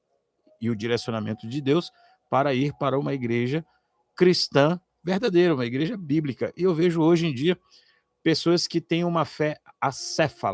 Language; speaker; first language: Portuguese; native; Portuguese